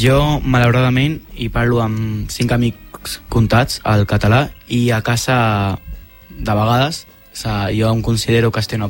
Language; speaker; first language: Catalan; non-native, local second language; Spanish